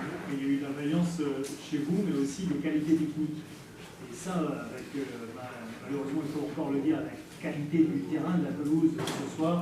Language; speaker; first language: French; native; French